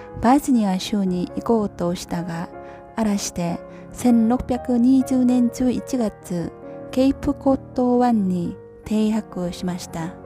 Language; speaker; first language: Japanese; non-native, learner; Korean